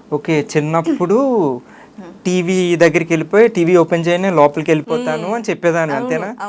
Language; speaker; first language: Telugu; native; Telugu